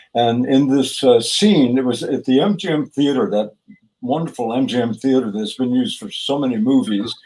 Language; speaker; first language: English; native; English